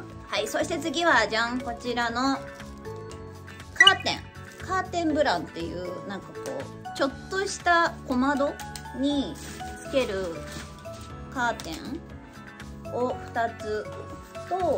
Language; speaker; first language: Japanese; native; Japanese